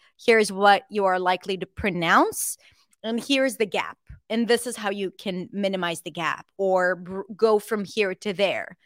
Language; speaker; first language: English; non-native, fluent; Hebrew